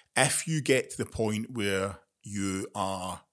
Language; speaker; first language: English; native; English